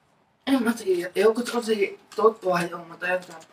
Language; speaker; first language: Finnish; native; Finnish